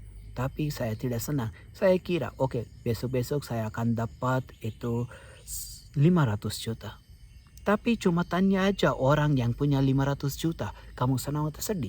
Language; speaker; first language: Indonesian; non-native, fluent; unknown